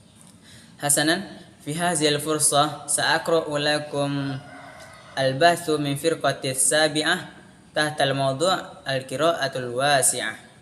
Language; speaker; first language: Arabic; non-native, learner; Indonesian